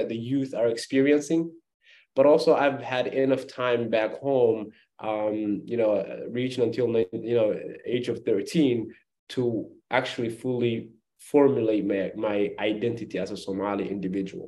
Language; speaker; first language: English; non-native, fluent; Somali